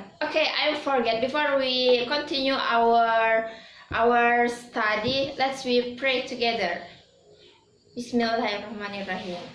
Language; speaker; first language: English; non-native, learner; Indonesian